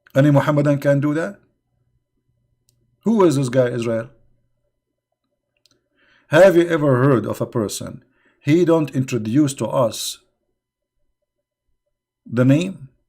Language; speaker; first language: English; non-native, fluent; Arabic